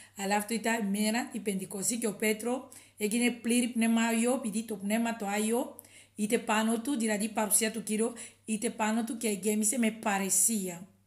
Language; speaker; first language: Greek; non-native, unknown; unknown